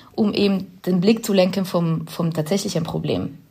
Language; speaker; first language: German; non-native, fluent; Spanish